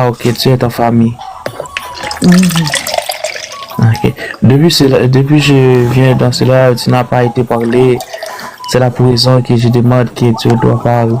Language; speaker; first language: French; non-native, learner; Haitian Creole